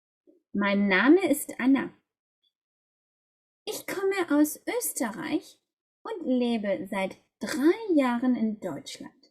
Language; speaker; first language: German; non-native, fluent; English